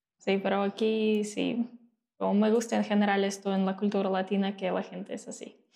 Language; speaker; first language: Spanish; non-native, fluent; Russian